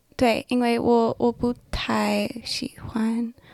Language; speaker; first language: Chinese; non-native, learner; English